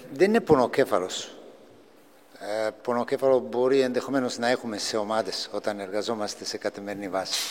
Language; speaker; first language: Greek; non-native, fluent; Serbian